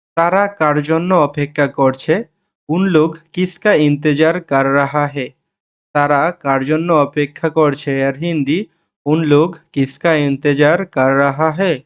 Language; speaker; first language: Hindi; non-native, learner; Bangla